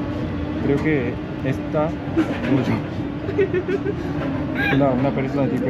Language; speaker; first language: Spanish; non-native, learner; Korean